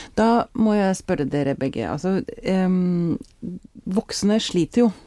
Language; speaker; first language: Norwegian; native; Norwegian